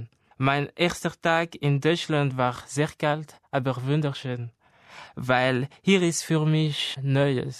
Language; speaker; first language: German; non-native, learner; Malagasy